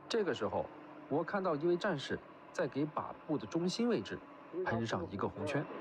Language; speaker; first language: Chinese; native; Chinese